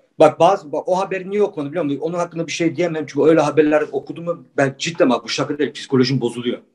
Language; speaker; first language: Turkish; early bilingual, heritage; Turkish